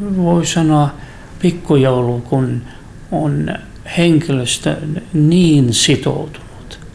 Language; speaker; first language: Finnish; non-native, local second language; Swedish